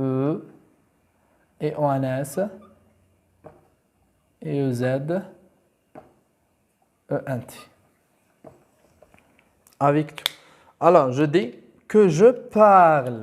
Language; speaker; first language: French; non-native, local second language; Arabic